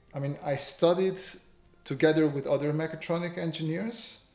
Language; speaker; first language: English; non-native, fluent; Romanian